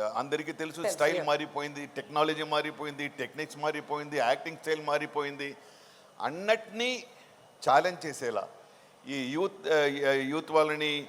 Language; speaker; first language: Telugu; non-native, local second language; Tamil